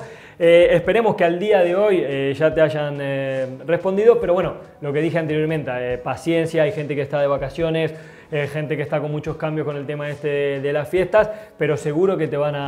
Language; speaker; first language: Spanish; native; Spanish